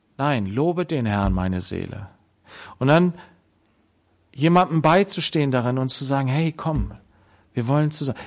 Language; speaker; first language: German; native; German